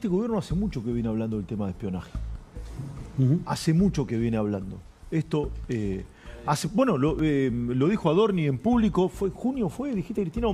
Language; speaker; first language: Spanish; native; Spanish